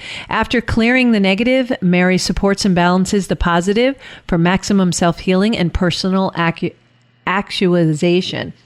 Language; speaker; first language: English; native; English